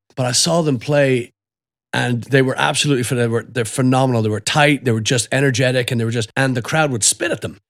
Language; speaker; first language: English; native; English